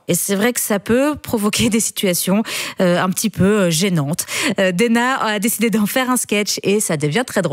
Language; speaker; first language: French; native; French